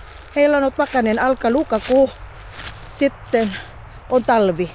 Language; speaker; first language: Finnish; non-native, learner; Filipino